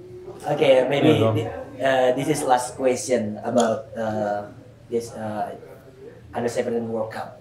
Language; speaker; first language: English; non-native, learner; Indonesian